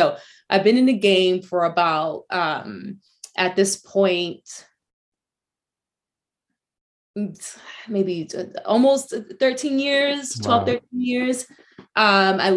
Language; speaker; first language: English; early bilingual, other home language; Spanish